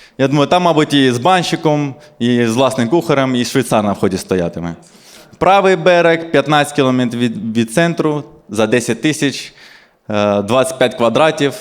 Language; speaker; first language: Ukrainian; non-native, local second language; Russian